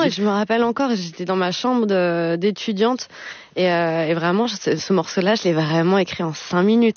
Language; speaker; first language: French; native; French